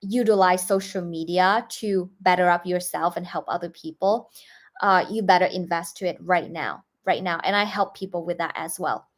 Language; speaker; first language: English; non-native, fluent; Vietnamese